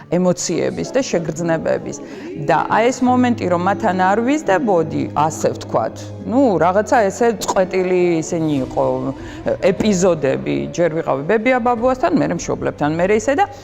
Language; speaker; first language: Georgian; early bilingual, heritage; Georgian